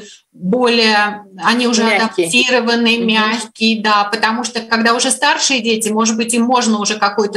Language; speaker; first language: Russian; native; Russian